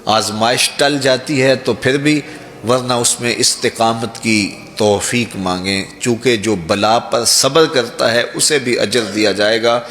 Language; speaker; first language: Urdu; non-native, local second language; Punjabi